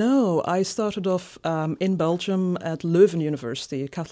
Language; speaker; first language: English; non-native, fluent; Dutch